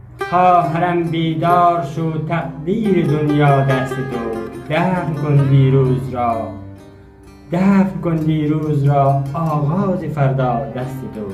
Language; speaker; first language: Persian; native; Persian